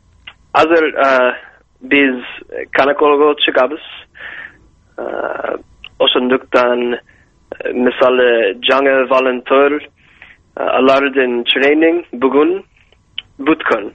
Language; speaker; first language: Kyrgyz; non-native, learner; English